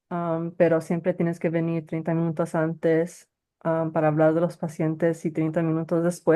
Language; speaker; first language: Spanish; early bilingual, heritage; Spanish